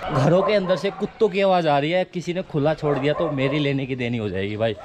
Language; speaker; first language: Hindi; native; Hindi